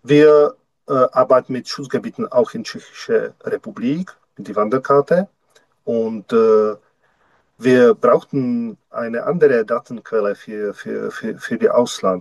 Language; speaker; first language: German; non-native, learner; Czech